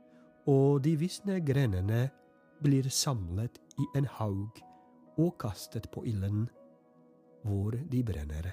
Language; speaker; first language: Norwegian; non-native, fluent; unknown